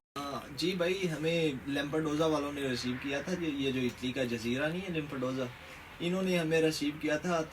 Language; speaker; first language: Urdu; non-native, local second language; Punjabi